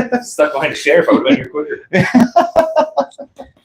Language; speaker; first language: English; native; English